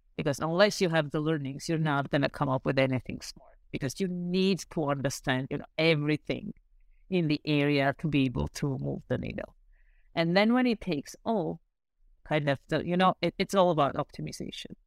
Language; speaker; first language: English; non-native, fluent; Armenian